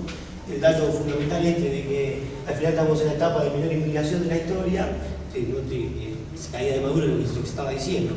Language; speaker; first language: Spanish; native; Spanish